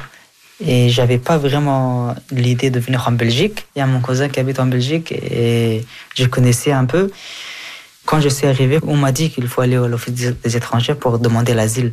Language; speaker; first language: French; early bilingual, other home language; Persian